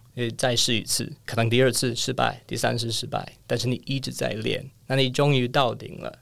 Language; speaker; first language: Chinese; non-native, fluent; English